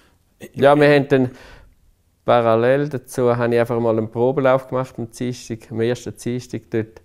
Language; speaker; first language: German; native; German